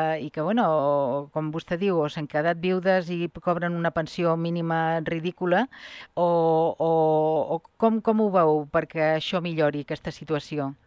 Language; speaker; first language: Catalan; native; Catalan